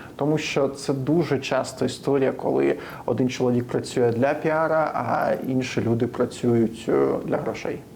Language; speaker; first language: Ukrainian; native; Ukrainian